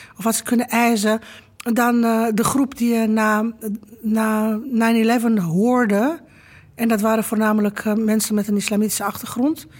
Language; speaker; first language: Dutch; non-native, fluent; Romanian